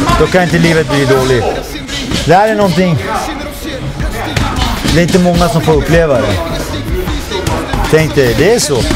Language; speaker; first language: Swedish; early bilingual, other home language; Persian